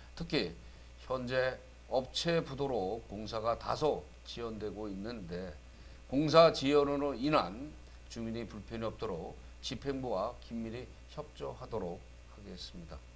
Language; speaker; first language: Korean; native; Korean